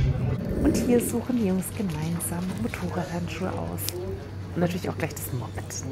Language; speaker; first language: German; native; German